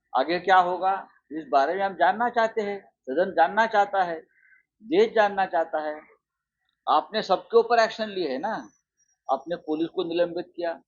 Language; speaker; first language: Hindi; non-native, local second language; Marathi